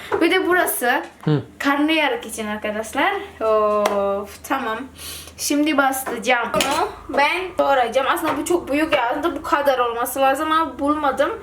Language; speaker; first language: Turkish; non-native, learner; Indonesian